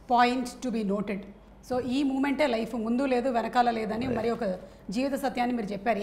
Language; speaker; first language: Telugu; native; Telugu